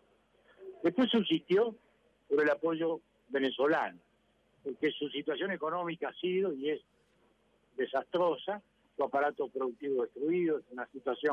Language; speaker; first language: Spanish; native; Spanish